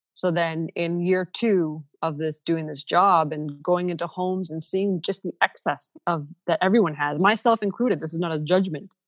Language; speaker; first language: English; non-native, fluent; Ukrainian